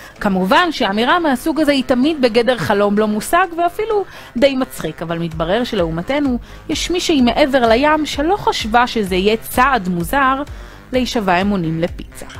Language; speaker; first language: Hebrew; native; Hebrew